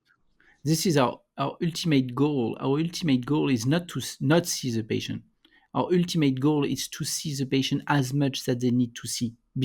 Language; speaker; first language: English; non-native, fluent; French